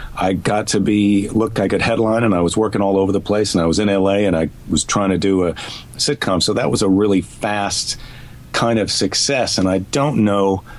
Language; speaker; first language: English; native; English